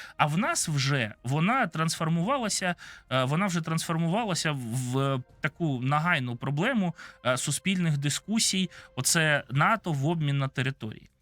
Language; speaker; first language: Ukrainian; non-native, local second language; Russian